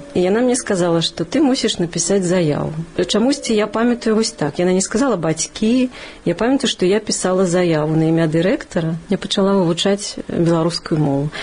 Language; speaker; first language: Belarusian; non-native, local second language; Russian